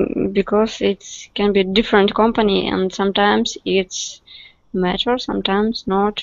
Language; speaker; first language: English; non-native, learner; Russian